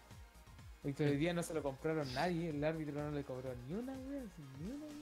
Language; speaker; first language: Spanish; native; Spanish